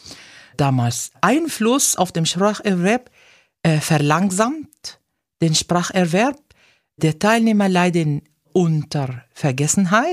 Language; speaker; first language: German; non-native, fluent; Arabic